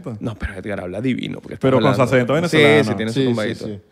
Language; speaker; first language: Spanish; native; Spanish